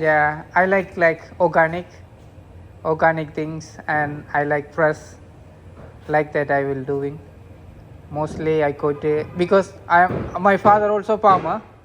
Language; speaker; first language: English; non-native, local second language; Tamil